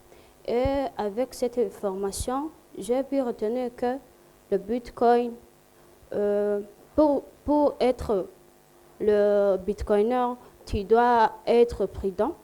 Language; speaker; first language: French; non-native, local second language; Rundi